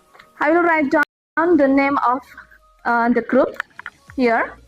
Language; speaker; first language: English; non-native, fluent; Indonesian